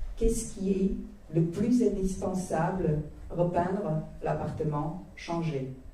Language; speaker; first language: French; non-native, fluent; Croatian